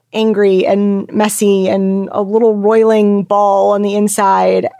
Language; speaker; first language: English; native; English